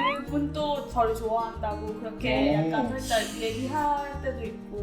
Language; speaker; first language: Korean; non-native, fluent; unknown